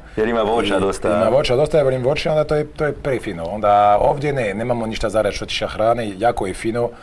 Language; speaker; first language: Croatian; non-native, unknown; French